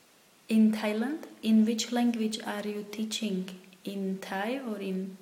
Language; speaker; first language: English; non-native, fluent; Slovak